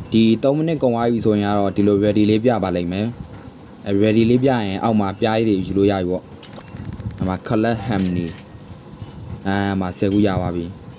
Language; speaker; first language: Burmese; native; Burmese